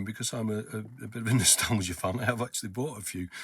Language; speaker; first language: English; native; English